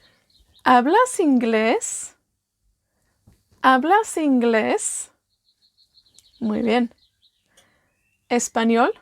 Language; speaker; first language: Spanish; non-native, fluent; Welsh